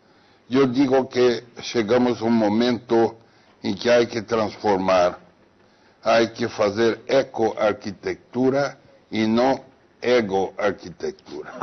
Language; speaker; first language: Spanish; non-native, fluent; Portuguese